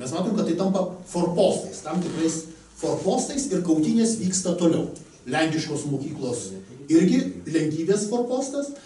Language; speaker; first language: Lithuanian; native; Lithuanian